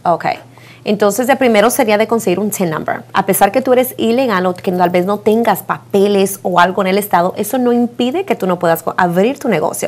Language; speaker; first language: Spanish; native; Spanish